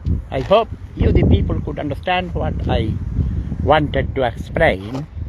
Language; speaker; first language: English; non-native, local second language; Bangla